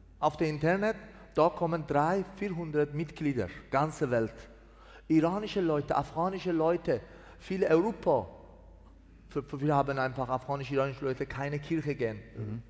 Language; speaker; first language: German; non-native, learner; Persian